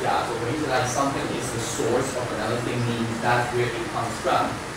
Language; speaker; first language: English; non-native, fluent; Chinese